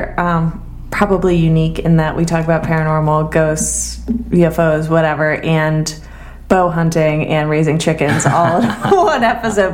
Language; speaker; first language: English; native; English